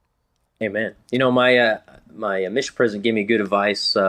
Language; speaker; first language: English; native; English